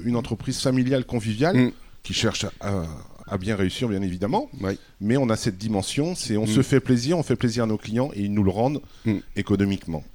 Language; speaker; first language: French; native; French